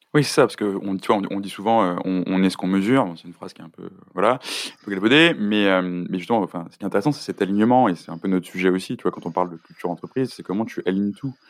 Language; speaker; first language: French; native; French